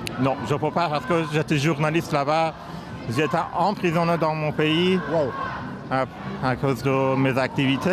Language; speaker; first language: French; non-native, fluent; Persian